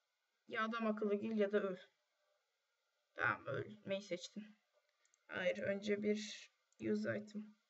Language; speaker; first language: Turkish; native; Turkish